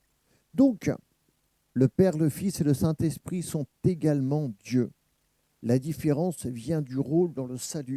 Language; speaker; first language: French; native; French